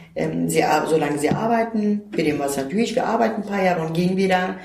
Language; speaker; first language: German; non-native, fluent; Turkish